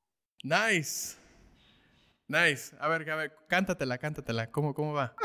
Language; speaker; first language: Spanish; early bilingual, heritage; Spanish